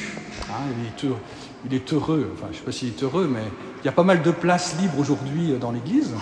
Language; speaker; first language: French; native; French